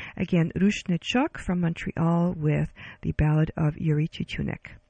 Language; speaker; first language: English; early bilingual, other home language; Ukrainian